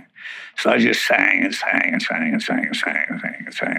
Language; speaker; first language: English; native; English